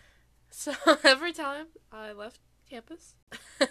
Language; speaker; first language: English; native; English